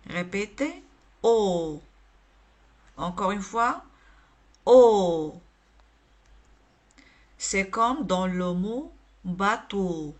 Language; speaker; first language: French; non-native, local second language; Arabic